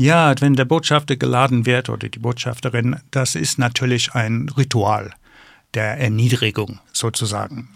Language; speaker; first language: German; non-native, fluent; English